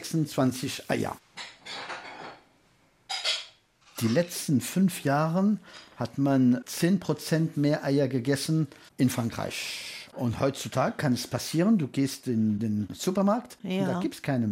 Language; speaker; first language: German; non-native, fluent; French